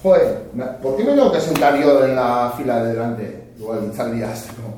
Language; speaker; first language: Spanish; native; Spanish